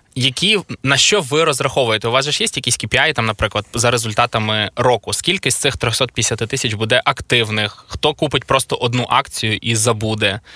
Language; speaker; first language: Ukrainian; native; Ukrainian